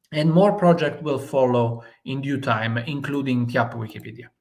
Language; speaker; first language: English; non-native, fluent; Italian